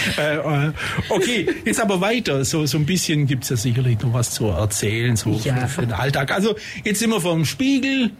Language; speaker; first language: German; native; German